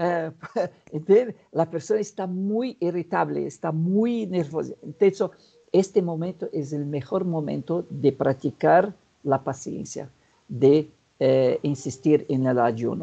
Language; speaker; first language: Spanish; non-native, fluent; Portuguese